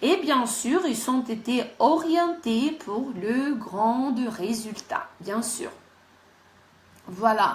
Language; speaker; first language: French; non-native, fluent; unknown